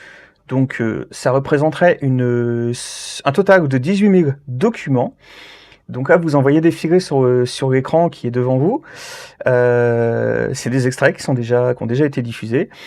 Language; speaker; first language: French; native; French